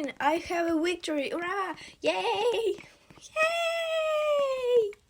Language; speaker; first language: English; non-native, learner; Ukrainian